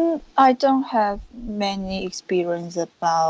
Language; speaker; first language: English; non-native, learner; Chinese